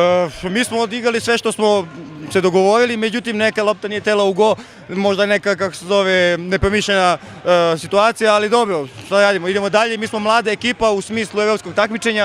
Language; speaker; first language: Serbian; native; Serbian